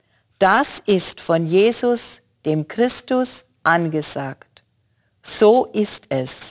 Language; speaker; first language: German; native; German